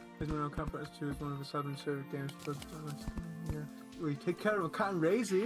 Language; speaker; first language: English; native; English